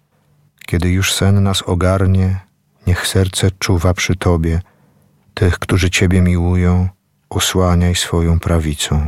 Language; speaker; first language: Polish; native; Polish